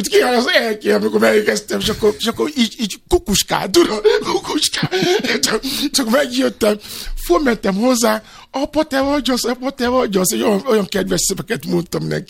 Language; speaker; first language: Hungarian; non-native, learner; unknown